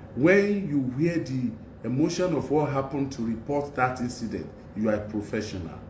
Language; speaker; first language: English; non-native, local second language; Yoruba